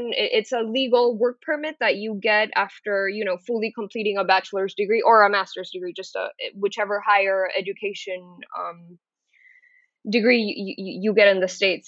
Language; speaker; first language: English; non-native, fluent; Spanish